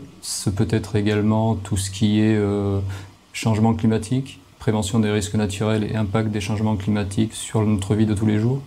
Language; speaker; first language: French; native; French